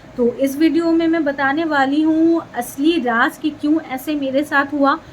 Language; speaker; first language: Hindi; non-native, local second language; Bangla